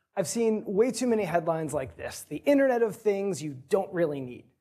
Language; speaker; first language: English; native; English